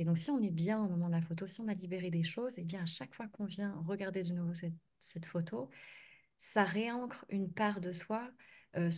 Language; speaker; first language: French; native; French